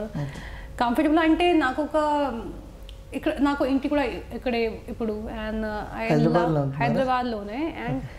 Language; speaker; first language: Telugu; non-native, local second language; Hindi